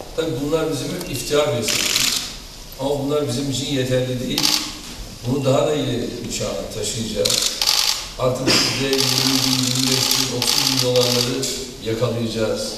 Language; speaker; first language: Turkish; native; Turkish